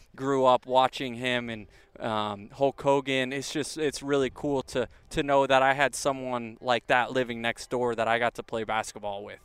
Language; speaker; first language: English; native; English